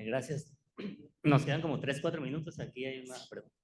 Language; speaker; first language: Spanish; native; Spanish